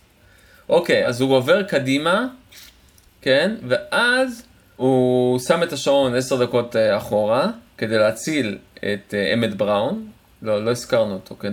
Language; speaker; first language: Hebrew; native; Hebrew